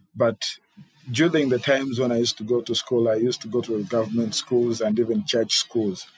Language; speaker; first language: English; non-native, local second language; Ganda